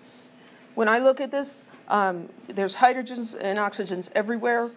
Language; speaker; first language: English; native; English